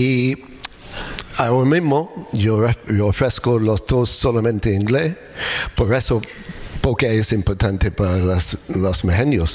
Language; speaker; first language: Spanish; non-native, learner; English